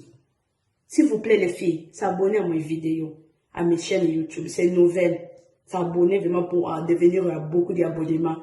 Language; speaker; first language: French; non-native, learner; Portuguese